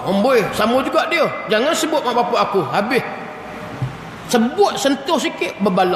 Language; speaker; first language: Malay; native; Malay